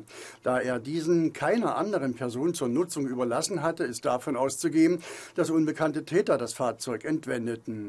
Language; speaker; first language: German; native; German